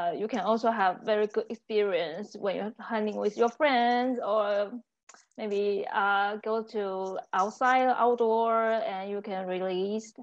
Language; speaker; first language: English; non-native, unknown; Chinese